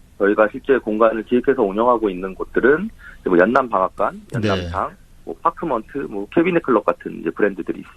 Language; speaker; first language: Korean; native; Korean